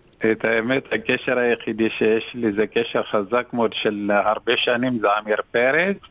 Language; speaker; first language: Hebrew; non-native, fluent; Amharic